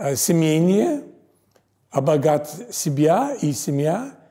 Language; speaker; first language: Russian; non-native, fluent; English